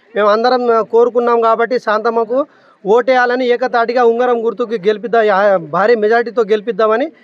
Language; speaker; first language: Telugu; non-native, local second language; Lambadi